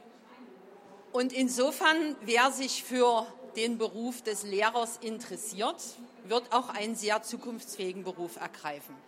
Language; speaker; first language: German; native; German